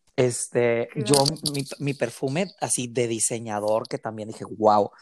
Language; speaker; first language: Spanish; native; Spanish